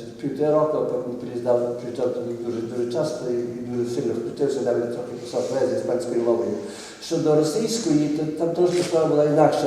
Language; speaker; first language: Ukrainian; early bilingual, heritage; Ukrainian